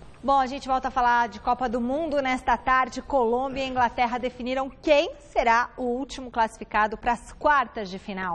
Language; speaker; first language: Portuguese; native; Portuguese